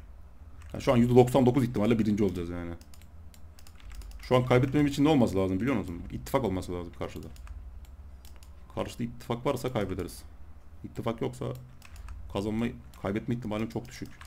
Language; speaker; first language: Turkish; native; Turkish